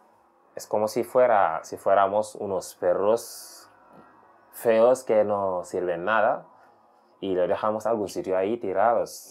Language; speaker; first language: Spanish; non-native, fluent; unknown